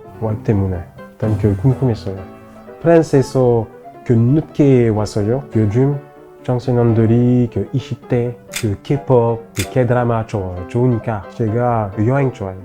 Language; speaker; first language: Korean; non-native, learner; French